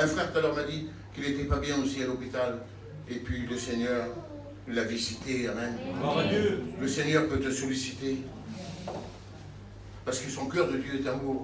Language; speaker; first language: French; native; French